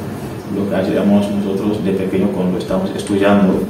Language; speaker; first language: Spanish; non-native, learner; Wolof